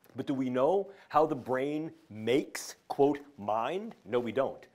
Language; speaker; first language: English; native; English